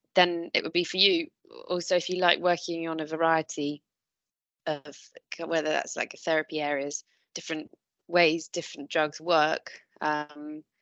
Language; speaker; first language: English; native; English